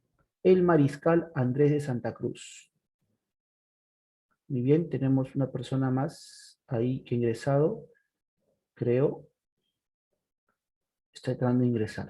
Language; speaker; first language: Spanish; native; Spanish